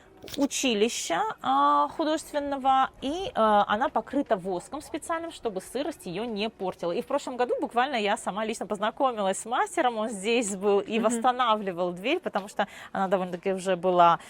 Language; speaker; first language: Russian; native; Russian